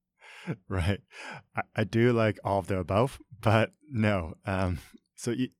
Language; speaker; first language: English; non-native, local second language; Cantonese